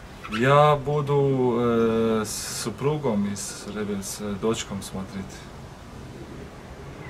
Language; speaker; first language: Russian; non-native, learner; Croatian